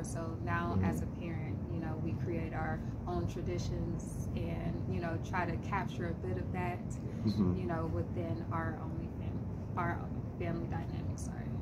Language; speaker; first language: English; native; English